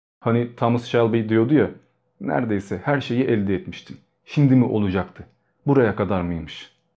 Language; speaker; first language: Turkish; early bilingual, other home language; Albanian